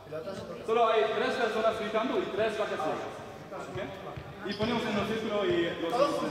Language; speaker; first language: Spanish; non-native, learner; German